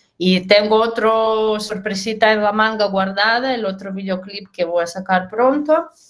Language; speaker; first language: Spanish; non-native, fluent; Russian